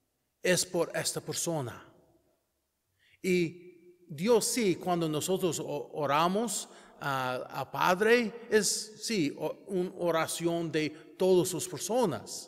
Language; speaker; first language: Spanish; non-native, learner; English